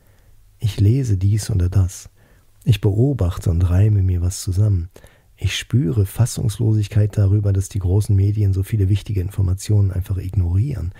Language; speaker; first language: German; native; German